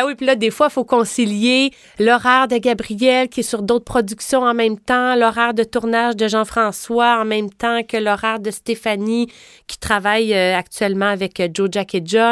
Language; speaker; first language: French; native; French